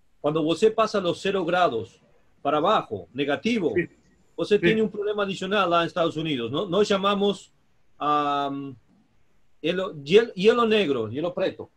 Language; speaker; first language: Portuguese; non-native, learner; Spanish